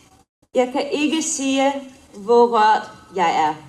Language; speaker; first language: Danish; non-native, learner; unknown